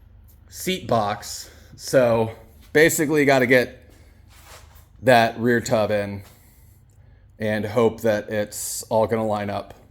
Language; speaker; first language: English; native; English